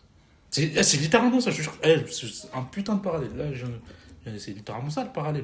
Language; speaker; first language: French; native; French